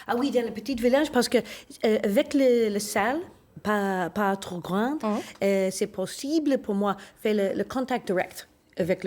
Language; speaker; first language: French; non-native, learner; English